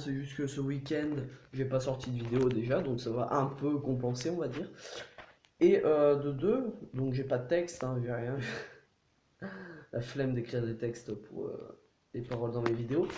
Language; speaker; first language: French; native; French